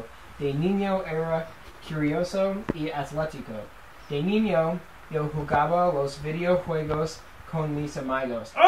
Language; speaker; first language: Spanish; non-native, learner; English